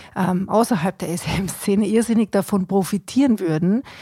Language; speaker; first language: German; native; German